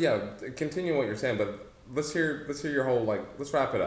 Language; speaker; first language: English; native; English